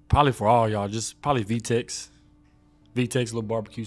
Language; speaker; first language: English; native; English